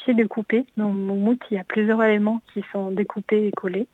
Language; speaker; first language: French; non-native, fluent; Hebrew